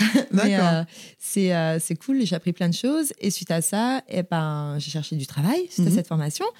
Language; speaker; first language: French; native; French